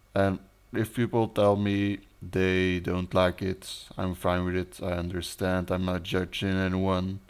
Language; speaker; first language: English; non-native, fluent; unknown